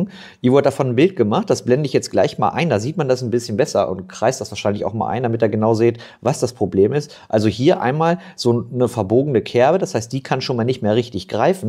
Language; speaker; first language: German; native; German